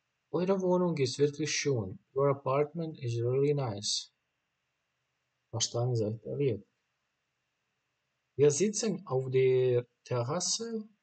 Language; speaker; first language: German; non-native, fluent; Bosnian